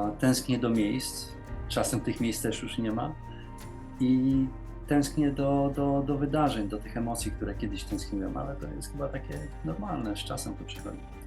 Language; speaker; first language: Polish; native; Polish